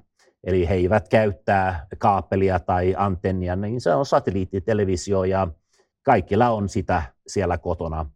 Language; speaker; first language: Finnish; non-native, fluent; Swedish